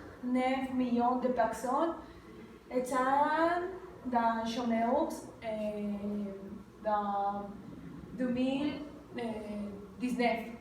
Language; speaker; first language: French; non-native, learner; Spanish